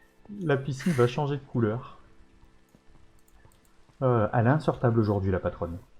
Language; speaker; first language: French; native; French